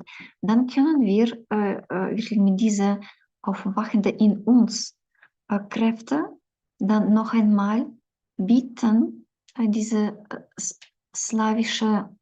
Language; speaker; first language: German; non-native, fluent; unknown